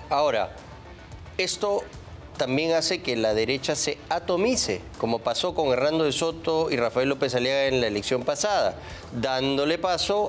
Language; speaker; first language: Spanish; native; Spanish